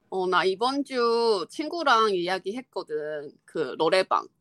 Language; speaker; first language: Korean; non-native, fluent; Chinese